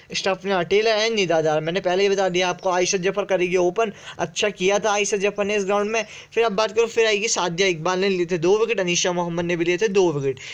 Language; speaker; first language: Hindi; native; Hindi